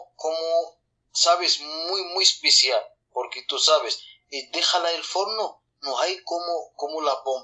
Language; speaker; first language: Spanish; non-native, learner; Arabic